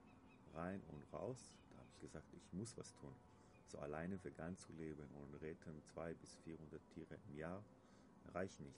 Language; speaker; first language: German; non-native, learner; Hebrew